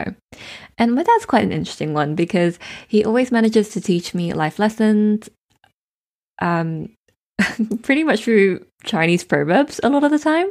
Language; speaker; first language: English; native; English